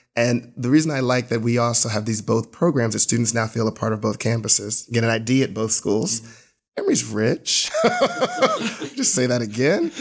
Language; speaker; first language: English; native; English